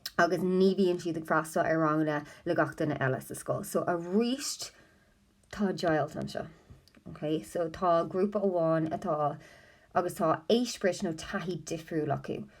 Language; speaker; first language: Irish; non-native, local second language; English